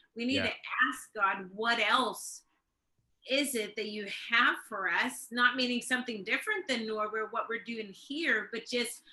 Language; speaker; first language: English; early bilingual, other home language; Swedish